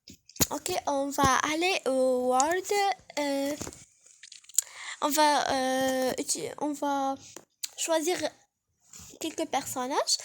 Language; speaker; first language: French; non-native, learner; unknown